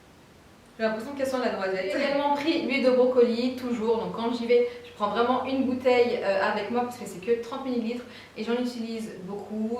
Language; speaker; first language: French; native; French